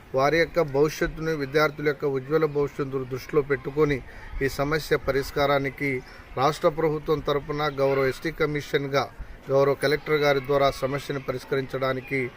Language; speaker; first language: Telugu; non-native, local second language; Lambadi